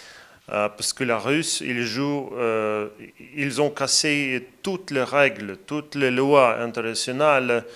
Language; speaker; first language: French; non-native, fluent; Latvian